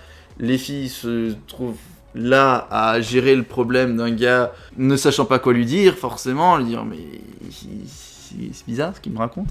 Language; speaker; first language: French; native; French